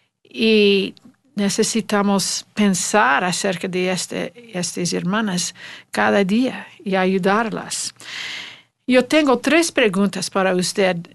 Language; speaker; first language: Spanish; non-native, learner; English